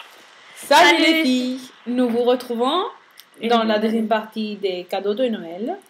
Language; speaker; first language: French; non-native, fluent; Spanish